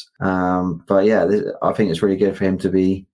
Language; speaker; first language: English; native; English